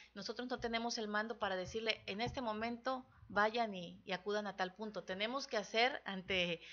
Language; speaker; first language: Spanish; native; Spanish